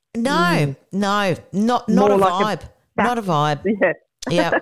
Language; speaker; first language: English; native; English